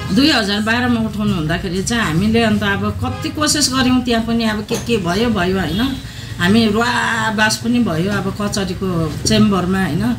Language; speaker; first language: Nepali; native; Nepali